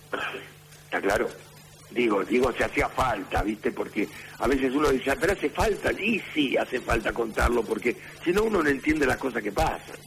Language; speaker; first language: Spanish; native; Spanish